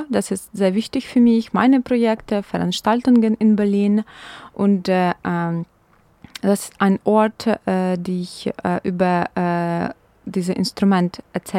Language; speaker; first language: German; non-native, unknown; Ukrainian